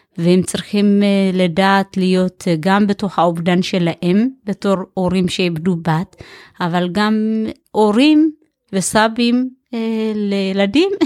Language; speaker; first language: Hebrew; early bilingual, other home language; Amharic